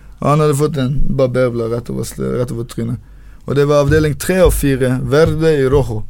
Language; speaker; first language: Norwegian; native; Norwegian